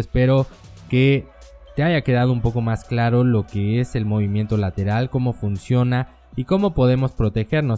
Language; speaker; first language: Spanish; native; Spanish